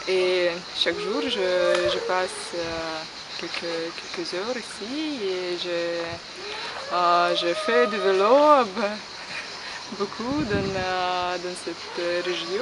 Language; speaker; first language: French; non-native, learner; Russian